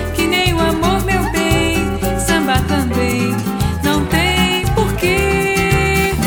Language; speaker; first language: English; early bilingual, other home language; Portuguese